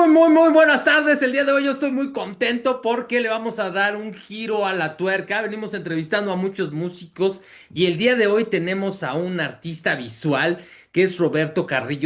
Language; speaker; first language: Spanish; native; Spanish